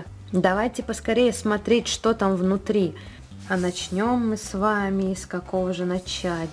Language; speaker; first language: Russian; native; Russian